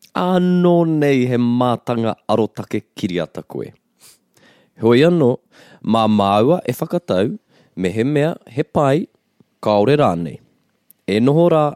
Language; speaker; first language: Māori; non-native, local second language; English